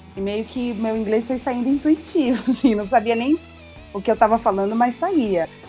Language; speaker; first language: Portuguese; native; Portuguese